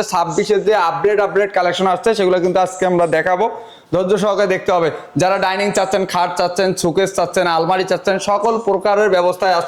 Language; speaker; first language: Bangla; native; Bangla